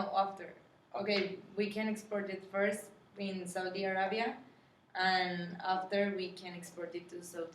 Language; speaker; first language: English; non-native, learner; Spanish